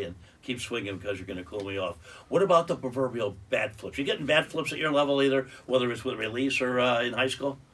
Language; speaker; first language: English; native; English